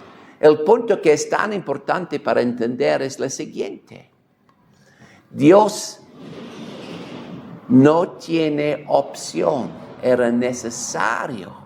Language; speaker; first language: Spanish; non-native, fluent; English